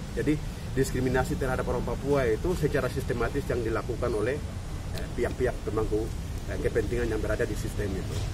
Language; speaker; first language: Indonesian; native; Indonesian